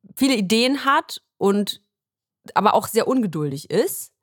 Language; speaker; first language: German; native; German